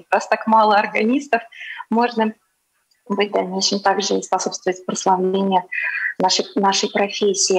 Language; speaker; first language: Russian; native; Russian